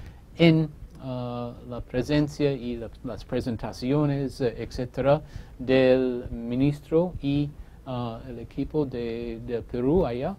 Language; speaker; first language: Spanish; non-native, fluent; English